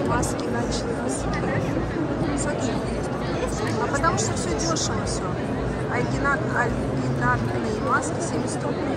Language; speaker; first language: Russian; native; Russian